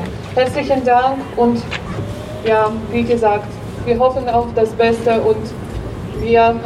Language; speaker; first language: German; non-native, fluent; Ukrainian